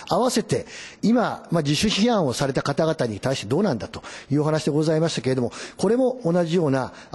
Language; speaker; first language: Japanese; native; Japanese